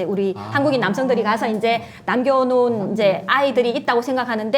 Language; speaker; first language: Korean; native; Korean